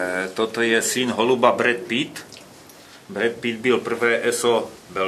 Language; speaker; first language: Polish; non-native, learner; Slovak